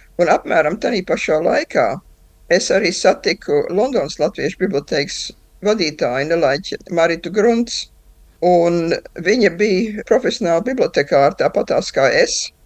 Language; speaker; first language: Latvian; early bilingual, heritage; Latvian